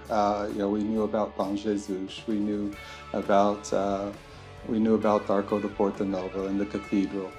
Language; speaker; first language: English; native; English